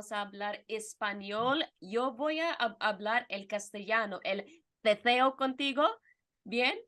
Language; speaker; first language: Spanish; non-native, fluent; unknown